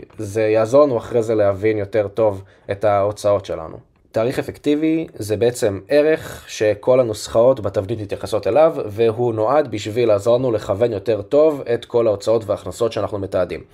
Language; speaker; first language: Hebrew; native; Hebrew